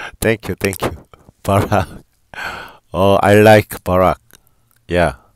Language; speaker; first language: English; non-native, learner; Korean